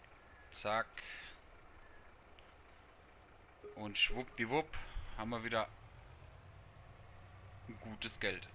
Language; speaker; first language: German; native; German